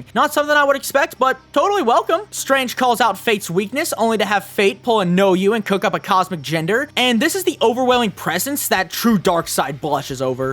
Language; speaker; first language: English; native; English